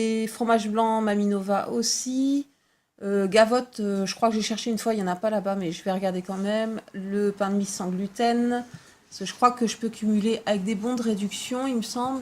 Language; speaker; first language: French; native; French